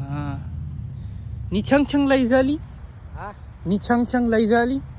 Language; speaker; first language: Chinese; non-native, learner; Bangla